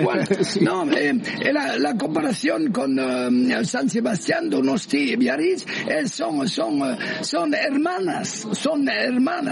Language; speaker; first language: Spanish; non-native, fluent; French